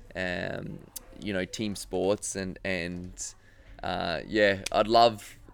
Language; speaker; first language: English; native; English